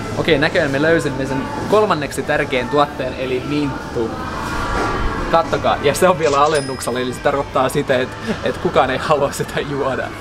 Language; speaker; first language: Finnish; non-native, fluent; Russian